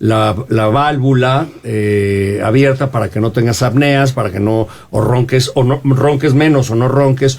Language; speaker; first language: Spanish; native; Spanish